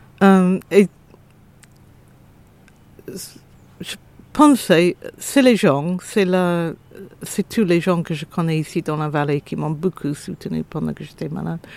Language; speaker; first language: French; non-native, fluent; English